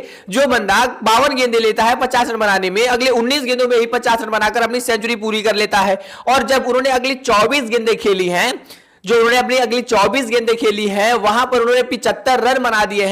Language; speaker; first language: Hindi; native; Hindi